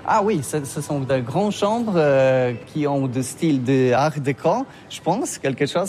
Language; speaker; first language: French; non-native, learner; Polish